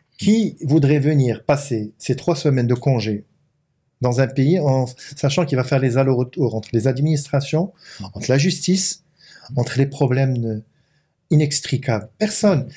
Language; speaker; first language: French; non-native, local second language; Arabic